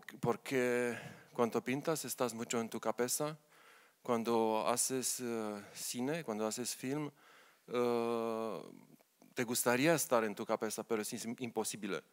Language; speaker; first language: Spanish; non-native, learner; Romanian